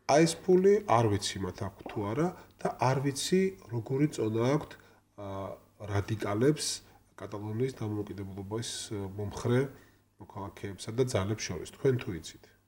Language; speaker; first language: Georgian; native; Georgian